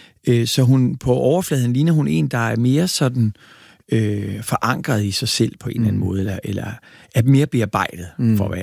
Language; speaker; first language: Danish; native; Danish